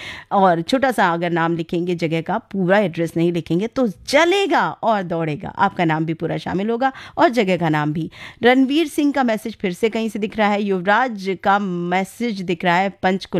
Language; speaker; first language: Hindi; native; Hindi